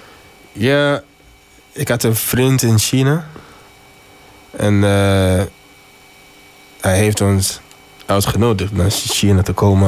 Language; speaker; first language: Dutch; non-native, learner; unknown